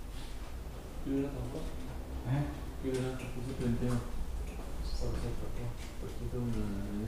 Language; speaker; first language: Italian; non-native, learner; Arabic